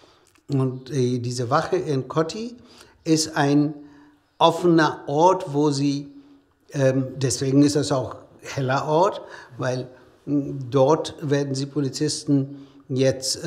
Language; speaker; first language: German; non-native, fluent; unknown